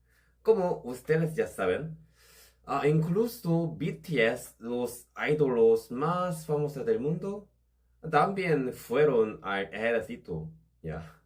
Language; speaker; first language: Spanish; non-native, learner; Korean